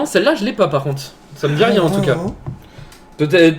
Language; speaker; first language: French; native; French